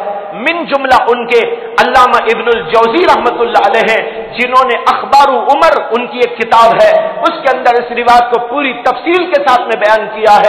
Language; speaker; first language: Urdu; native; Urdu